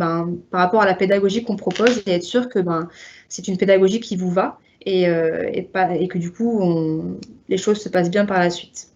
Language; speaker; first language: French; native; French